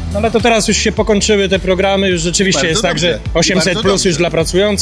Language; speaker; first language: Polish; native; Polish